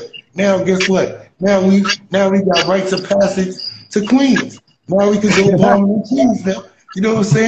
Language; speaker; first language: English; native; English